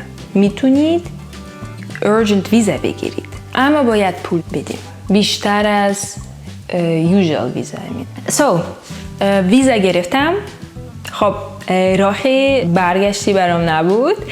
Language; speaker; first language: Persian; non-native, learner; Russian